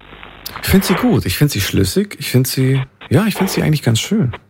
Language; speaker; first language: German; native; German